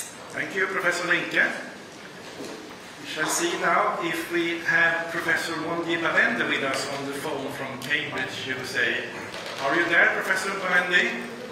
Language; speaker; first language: English; non-native, fluent; Swedish